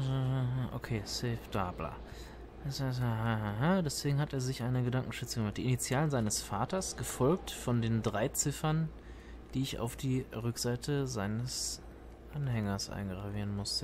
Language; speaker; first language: German; native; German